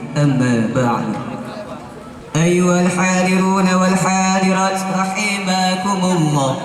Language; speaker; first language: Arabic; non-native, learner; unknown